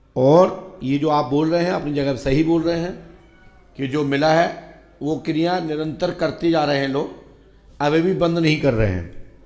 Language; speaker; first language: Hindi; native; Hindi